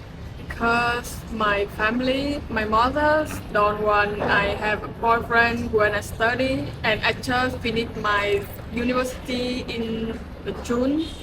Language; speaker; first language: English; non-native, learner; Vietnamese